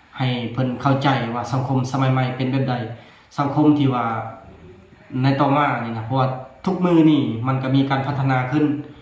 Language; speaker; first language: Lao; non-native, local second language; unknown